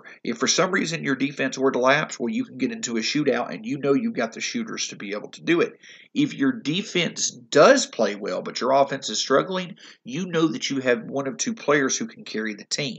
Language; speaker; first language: English; native; English